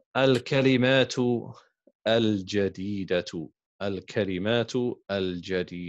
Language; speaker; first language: Arabic; non-native, fluent; English